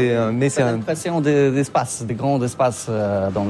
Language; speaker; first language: French; non-native, learner; Polish